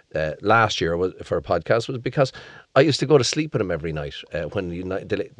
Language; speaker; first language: English; native; English